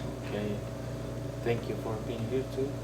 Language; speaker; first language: English; non-native, learner; Spanish